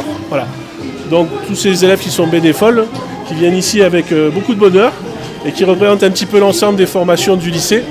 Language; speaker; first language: French; native; French